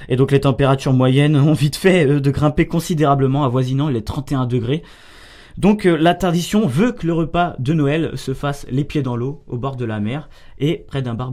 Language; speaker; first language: French; native; French